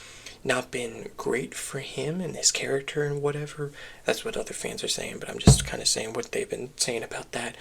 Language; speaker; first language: English; native; English